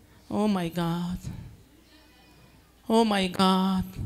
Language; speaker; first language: English; non-native, learner; Persian